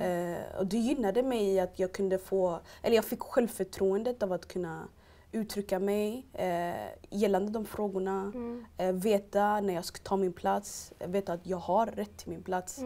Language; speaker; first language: Swedish; early bilingual, other home language; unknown